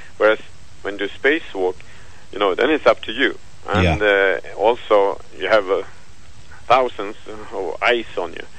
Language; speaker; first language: English; non-native, fluent; Swedish